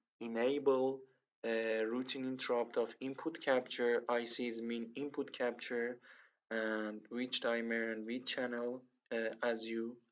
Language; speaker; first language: English; non-native, learner; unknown